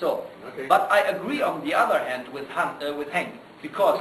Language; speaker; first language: English; non-native, fluent; German